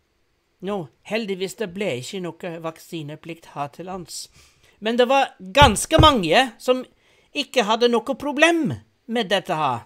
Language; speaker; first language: Norwegian; non-native, fluent; English